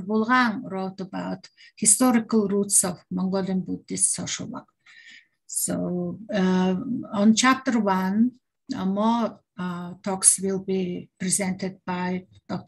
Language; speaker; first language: English; non-native, learner; Mongolian